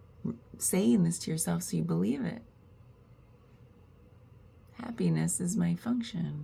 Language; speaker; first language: English; native; English